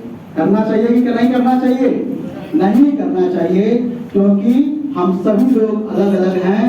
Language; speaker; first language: Hindi; native; Hindi